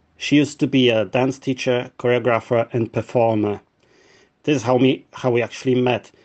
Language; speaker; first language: English; non-native, fluent; Polish